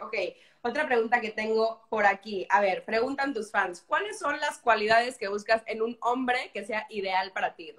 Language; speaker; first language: Spanish; early bilingual, heritage; Spanish